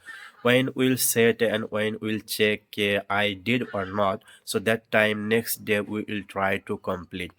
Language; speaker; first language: English; non-native, learner; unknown